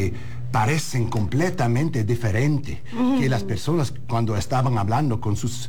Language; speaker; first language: Spanish; early bilingual, heritage; English